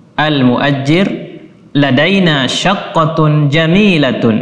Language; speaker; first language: Arabic; non-native, fluent; Indonesian